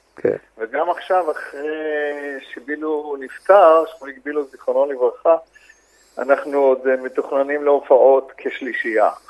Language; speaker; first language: Hebrew; native; Hebrew